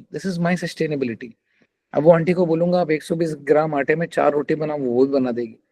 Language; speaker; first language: Hindi; non-native, local second language; Telugu